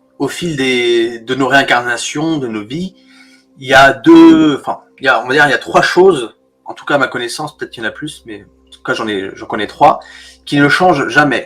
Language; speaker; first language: French; native; French